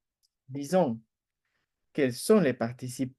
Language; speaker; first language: French; non-native, fluent; Spanish